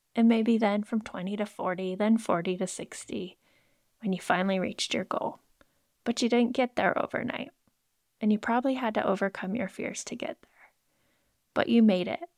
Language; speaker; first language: English; native; English